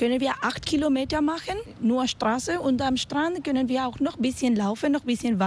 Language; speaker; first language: German; non-native, learner; Spanish